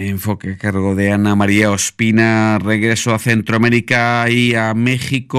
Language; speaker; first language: Spanish; native; Spanish